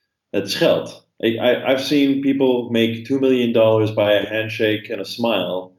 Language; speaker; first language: English; native; English